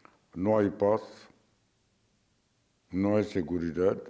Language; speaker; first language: Spanish; non-native, fluent; Arabic